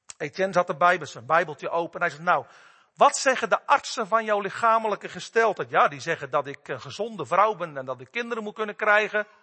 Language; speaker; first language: Dutch; native; Dutch